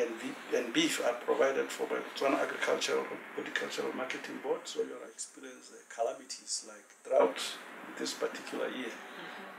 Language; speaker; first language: English; non-native, local second language; Tswana